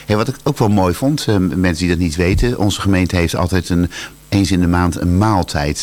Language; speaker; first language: Dutch; native; Dutch